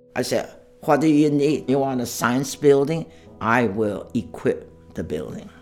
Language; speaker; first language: English; non-native, fluent; Chinese